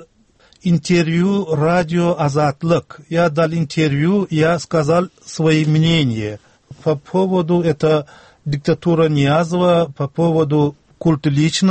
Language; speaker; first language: Russian; non-native, local second language; Turkmen